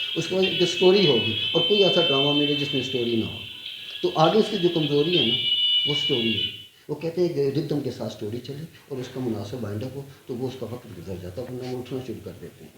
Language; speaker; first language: Urdu; non-native, local second language; Punjabi